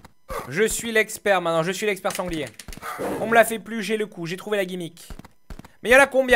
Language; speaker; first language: French; native; French